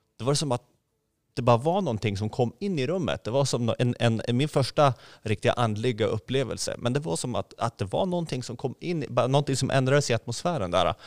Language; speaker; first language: Swedish; native; Swedish